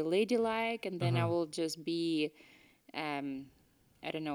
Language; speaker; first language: English; non-native, fluent; Ukrainian